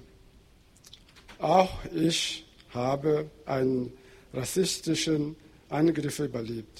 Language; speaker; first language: German; non-native, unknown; Portuguese